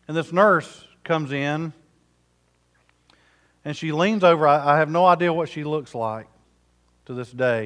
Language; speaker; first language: English; native; English